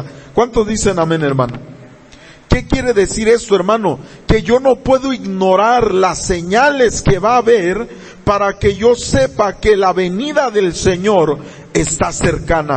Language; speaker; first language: Spanish; native; Spanish